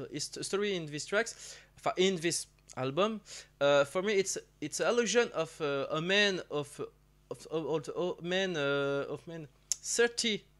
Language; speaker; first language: English; non-native, learner; French